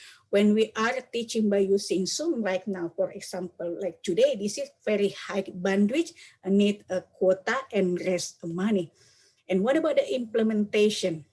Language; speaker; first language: English; non-native, learner; Indonesian